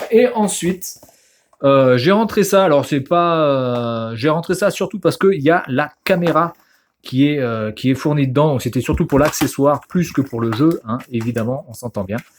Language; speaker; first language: French; native; French